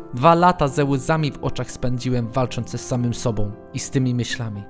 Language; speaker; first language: Polish; early bilingual, other home language; English